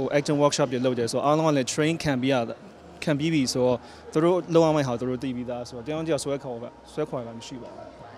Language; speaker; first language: Burmese; native; Burmese